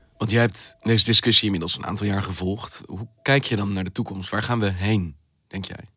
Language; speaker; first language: Dutch; native; Dutch